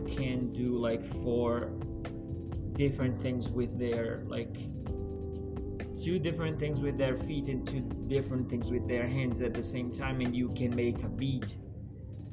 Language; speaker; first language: English; non-native, fluent; Portuguese